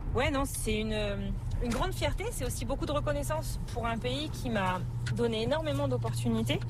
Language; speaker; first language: French; native; French